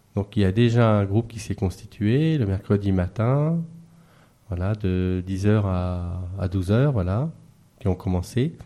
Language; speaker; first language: French; native; French